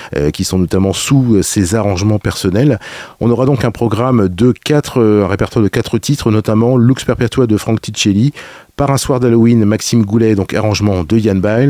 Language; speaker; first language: French; native; French